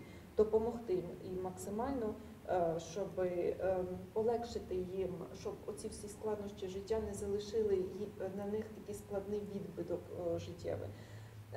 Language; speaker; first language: Ukrainian; non-native, fluent; Georgian